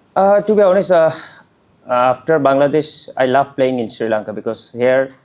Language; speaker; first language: English; non-native, local second language; Bangla